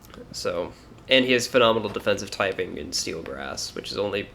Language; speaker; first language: English; native; English